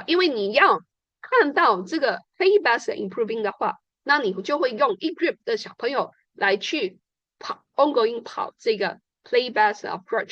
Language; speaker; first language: Chinese; native; Chinese